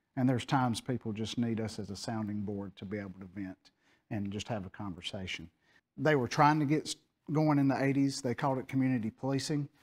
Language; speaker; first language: English; native; English